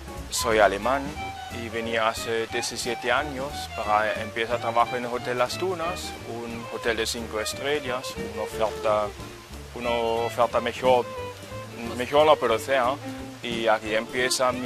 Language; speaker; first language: Spanish; non-native, fluent; German